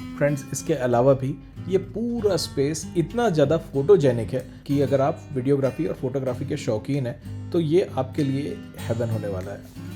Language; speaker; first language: Hindi; native; Hindi